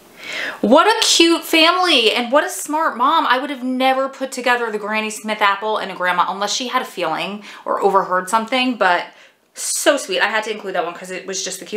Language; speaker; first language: English; native; English